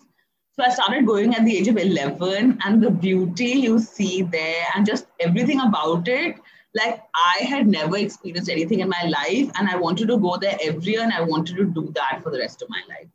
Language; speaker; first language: English; non-native, local second language; Hindi